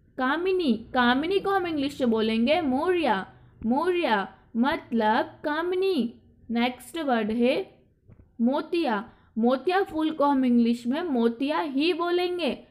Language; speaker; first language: Hindi; native; Hindi